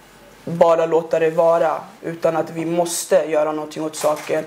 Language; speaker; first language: Swedish; early bilingual, other home language; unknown